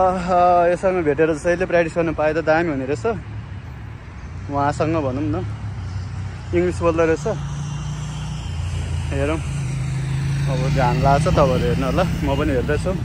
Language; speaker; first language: English; non-native, learner; Nepali